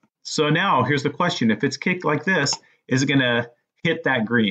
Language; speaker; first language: English; native; English